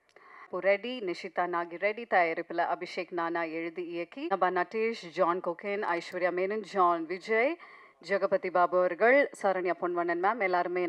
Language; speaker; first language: Tamil; native; Tamil